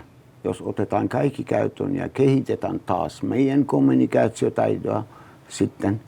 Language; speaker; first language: Finnish; non-native, learner; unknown